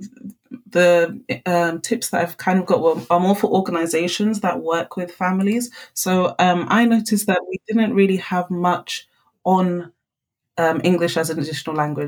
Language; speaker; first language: English; non-native, local second language; Akan